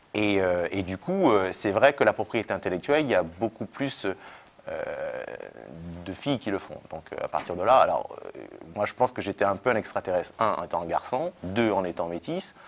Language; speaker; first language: French; native; French